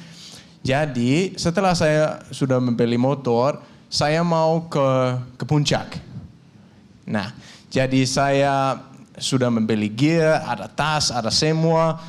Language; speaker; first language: Indonesian; non-native, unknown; Danish